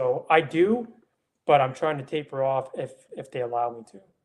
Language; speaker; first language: English; native; English